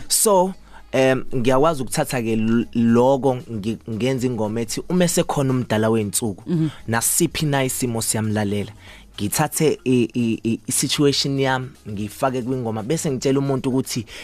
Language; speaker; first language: Zulu; native; Zulu